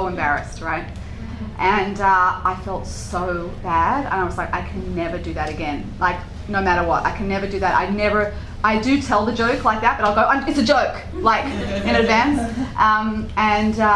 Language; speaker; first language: English; native; English